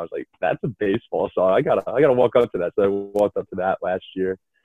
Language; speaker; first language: English; native; English